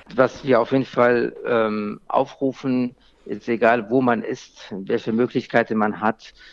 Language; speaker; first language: German; non-native, fluent; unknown